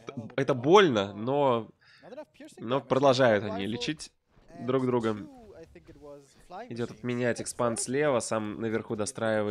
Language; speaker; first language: Russian; native; Russian